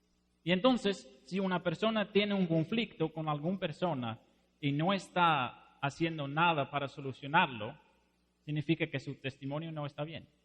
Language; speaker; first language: Spanish; non-native, fluent; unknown